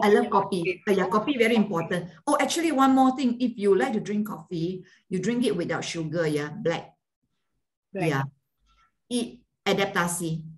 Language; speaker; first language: English; non-native, fluent; Malay